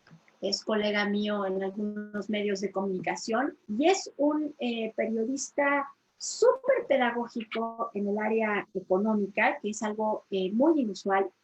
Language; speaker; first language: Spanish; native; Spanish